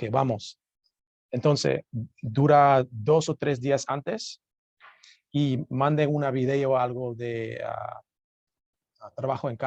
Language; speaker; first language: Spanish; non-native, learner; English